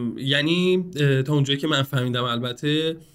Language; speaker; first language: Persian; native; Persian